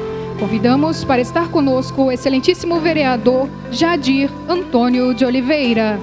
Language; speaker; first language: Portuguese; native; Portuguese